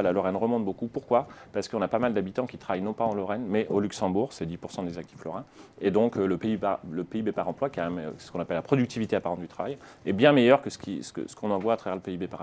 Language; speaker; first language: French; native; French